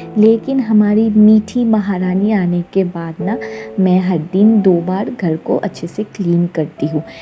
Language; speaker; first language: Hindi; non-native, local second language; Bangla